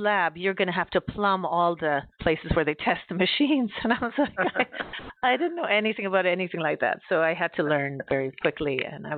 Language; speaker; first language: English; native; English